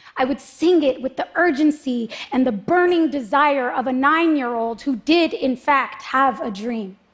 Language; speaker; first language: English; native; English